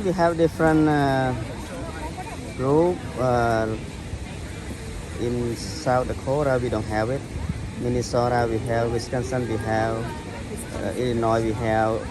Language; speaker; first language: English; non-native, learner; Khmer